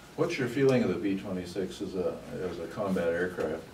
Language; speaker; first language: English; native; English